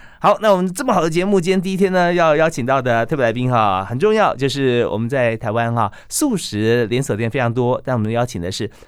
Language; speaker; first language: Chinese; native; Chinese